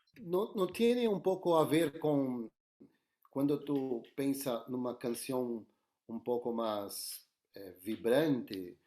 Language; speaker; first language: Spanish; non-native, learner; Portuguese